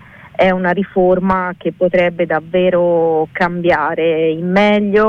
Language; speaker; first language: Italian; native; Italian